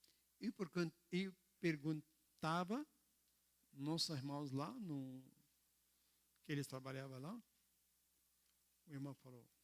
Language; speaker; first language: Portuguese; non-native, learner; Arabic